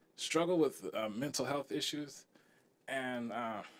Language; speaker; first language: English; native; English